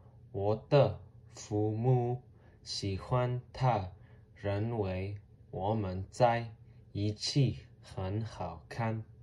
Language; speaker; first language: Chinese; non-native, learner; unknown